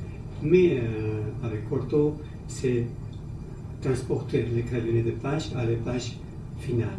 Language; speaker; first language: French; non-native, learner; Spanish